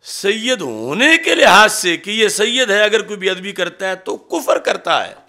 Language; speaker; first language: Urdu; non-native, local second language; Punjabi